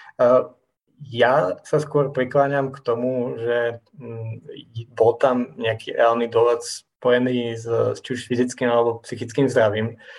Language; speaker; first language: Slovak; native; Slovak